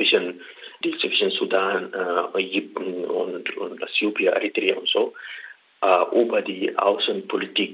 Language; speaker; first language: German; non-native, learner; Arabic